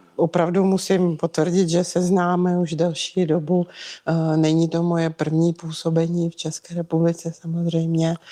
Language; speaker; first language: Czech; non-native, fluent; Russian